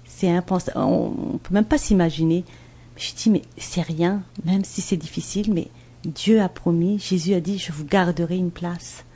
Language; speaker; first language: French; non-native, local second language; Malagasy